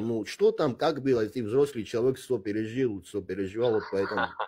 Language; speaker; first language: Russian; non-native, local second language; Abkhazian